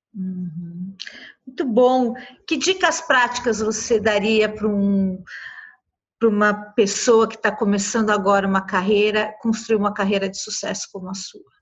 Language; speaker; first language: Portuguese; native; Portuguese